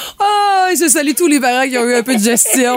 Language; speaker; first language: French; native; French